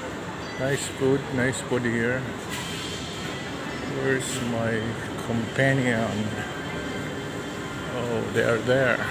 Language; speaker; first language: English; non-native, local second language; Filipino